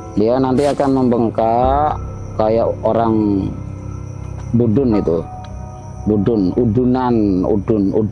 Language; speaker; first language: Indonesian; non-native, local second language; Sasak